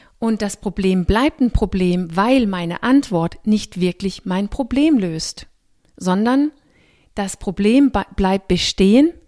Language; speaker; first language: German; non-native, fluent; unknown